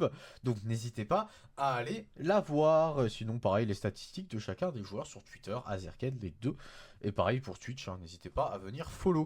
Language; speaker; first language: French; native; French